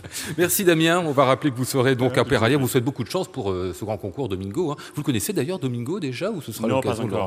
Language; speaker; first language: French; native; French